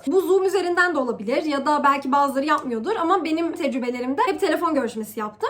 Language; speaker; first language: Turkish; early bilingual, heritage; Turkish